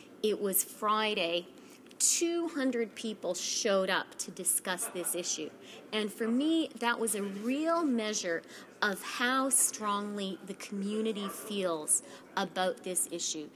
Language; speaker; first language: English; native; English